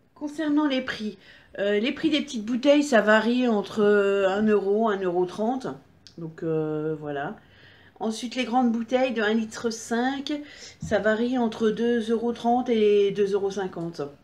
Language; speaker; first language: French; native; French